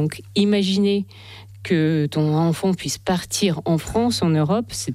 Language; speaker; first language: French; non-native, fluent; Russian